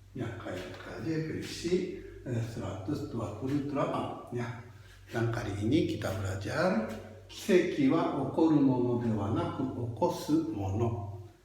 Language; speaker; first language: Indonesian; non-native, fluent; Japanese